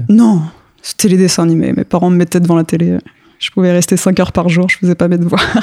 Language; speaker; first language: French; early bilingual, other home language; Spanish